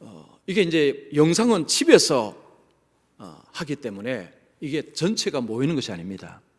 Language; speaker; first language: Korean; native; Korean